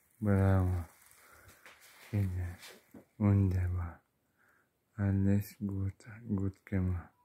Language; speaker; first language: German; non-native, learner; Turkish